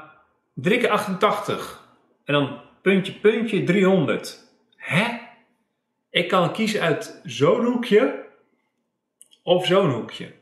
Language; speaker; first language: Dutch; native; Dutch